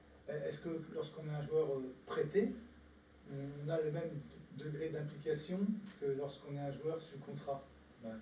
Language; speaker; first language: French; native; French